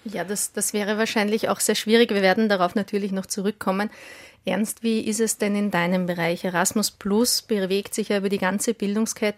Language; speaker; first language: German; native; German